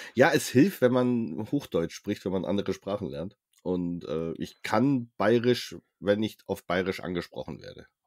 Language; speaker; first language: German; native; German